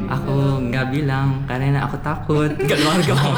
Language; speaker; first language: Indonesian; non-native, learner; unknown